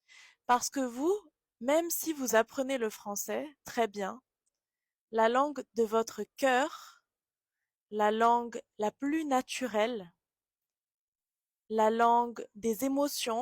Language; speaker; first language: French; native; French